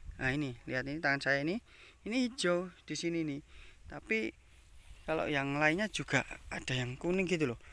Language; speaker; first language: Indonesian; non-native, local second language; Javanese